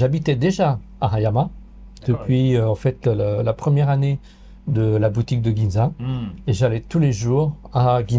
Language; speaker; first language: French; native; French